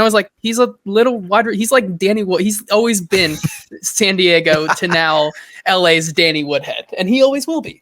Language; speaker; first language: English; native; English